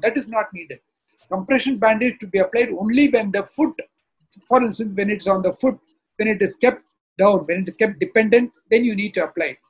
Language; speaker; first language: English; non-native, local second language; Tamil